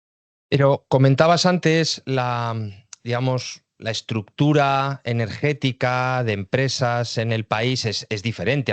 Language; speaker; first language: Spanish; native; Spanish